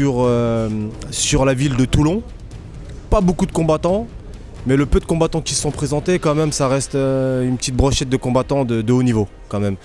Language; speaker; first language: French; native; French